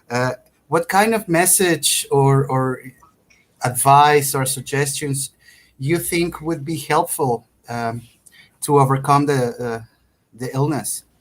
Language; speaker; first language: English; non-native, fluent; Spanish